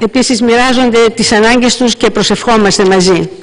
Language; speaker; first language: Greek; native; Greek